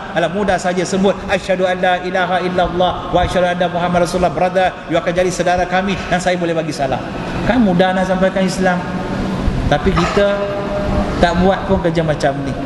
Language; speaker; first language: Malay; non-native, local second language; Tamil